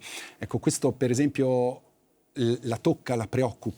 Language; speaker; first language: Italian; native; Italian